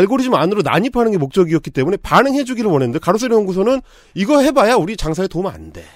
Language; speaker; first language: Korean; native; Korean